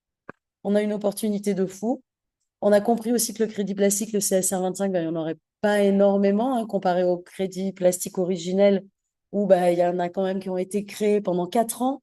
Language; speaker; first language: French; native; French